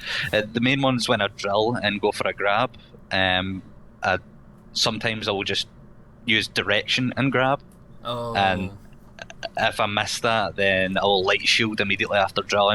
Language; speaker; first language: English; native; English